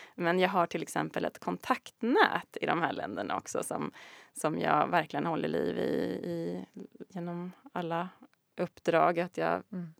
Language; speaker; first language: Swedish; native; Swedish